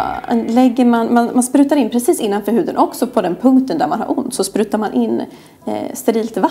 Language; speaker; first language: Swedish; native; Swedish